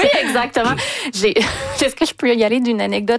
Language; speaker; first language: French; native; French